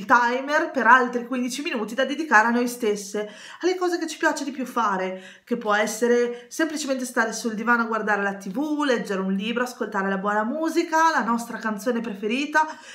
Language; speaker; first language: Italian; native; Italian